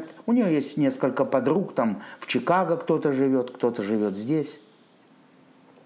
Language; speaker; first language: Russian; native; Russian